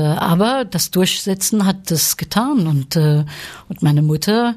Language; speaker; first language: German; early bilingual, heritage; French